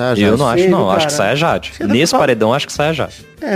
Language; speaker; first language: Portuguese; native; Portuguese